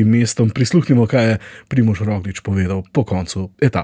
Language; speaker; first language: Slovenian; native; Slovenian